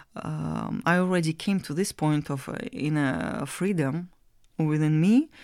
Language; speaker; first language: English; non-native, fluent; Russian